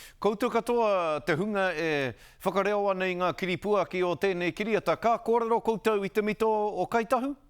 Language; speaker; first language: Māori; non-native, local second language; English